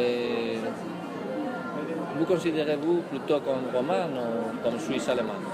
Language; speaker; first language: French; non-native, learner; Spanish